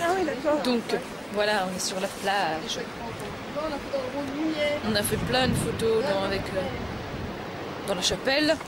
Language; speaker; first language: French; native; French